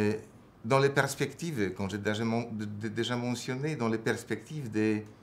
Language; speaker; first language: French; non-native, fluent; Polish